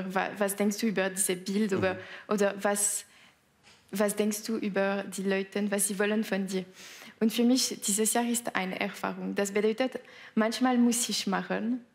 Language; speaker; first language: German; non-native, local second language; French